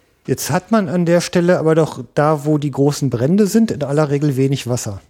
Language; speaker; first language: German; native; German